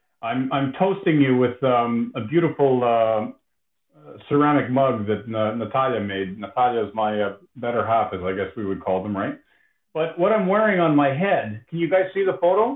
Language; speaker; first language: English; early bilingual, other home language; Ukrainian